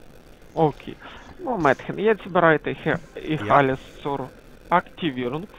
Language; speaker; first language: German; non-native, fluent; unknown